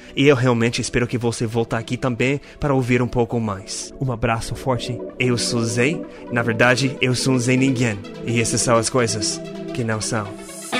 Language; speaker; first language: Portuguese; non-native, fluent; English